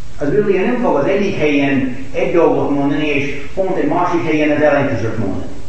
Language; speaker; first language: Hungarian; non-native, fluent; English